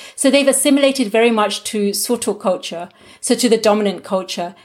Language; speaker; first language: English; non-native, local second language; Gujarati